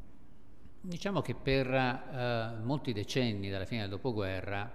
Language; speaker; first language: Italian; native; Italian